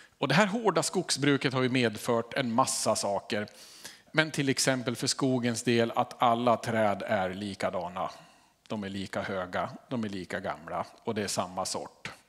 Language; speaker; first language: Swedish; native; Swedish